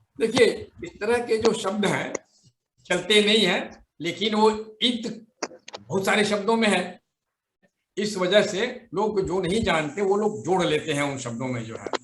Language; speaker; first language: Hindi; native; Hindi